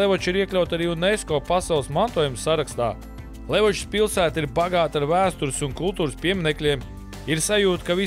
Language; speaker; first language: Latvian; native; Latvian